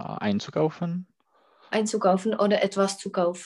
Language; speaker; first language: German; non-native, fluent; Czech